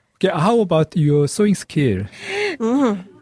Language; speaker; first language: English; non-native, learner; Korean